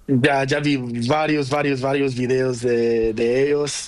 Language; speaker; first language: Spanish; non-native, learner; Portuguese